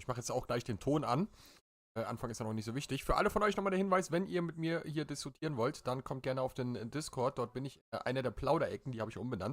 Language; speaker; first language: German; native; German